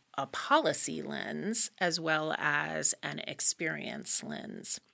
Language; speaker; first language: English; native; English